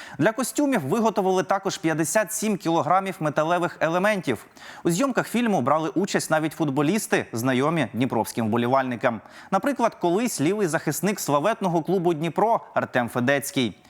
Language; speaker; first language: Ukrainian; native; Ukrainian